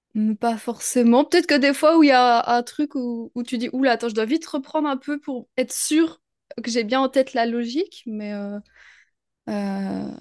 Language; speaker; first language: French; native; French